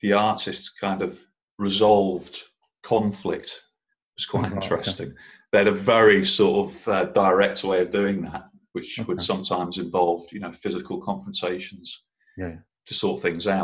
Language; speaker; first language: English; native; English